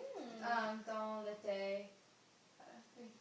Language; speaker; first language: French; non-native, learner; English